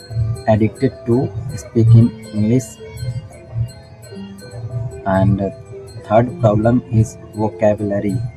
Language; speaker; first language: English; non-native, learner; Hindi